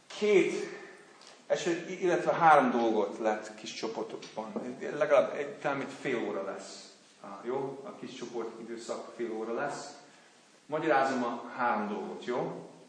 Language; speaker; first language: Hungarian; non-native, fluent; English